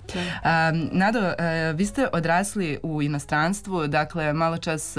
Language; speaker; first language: Serbian; native; Serbian